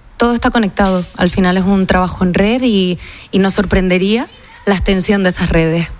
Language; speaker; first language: Spanish; native; Spanish